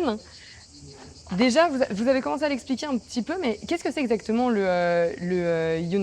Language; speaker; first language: French; native; French